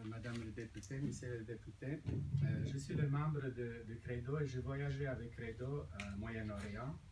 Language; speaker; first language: French; non-native, fluent; Serbian